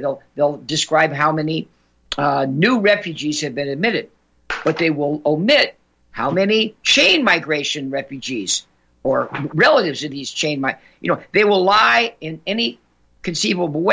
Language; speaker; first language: English; native; English